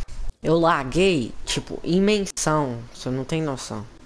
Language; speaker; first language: Portuguese; native; Portuguese